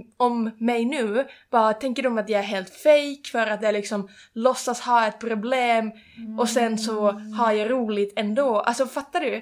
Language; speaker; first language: Swedish; non-native, fluent; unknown